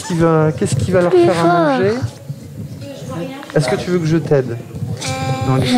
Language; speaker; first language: French; native; French